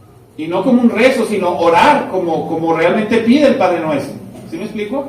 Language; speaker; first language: Spanish; native; Spanish